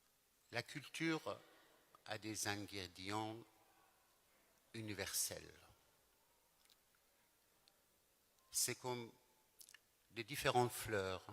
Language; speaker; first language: French; non-native, fluent; Persian